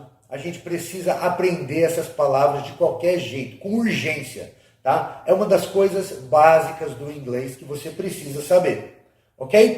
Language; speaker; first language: Portuguese; non-native, fluent; English